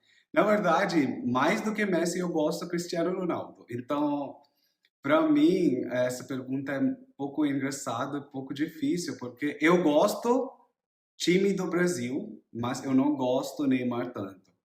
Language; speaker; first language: Portuguese; non-native, learner; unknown